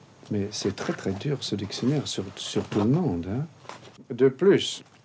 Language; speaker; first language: French; non-native, fluent; English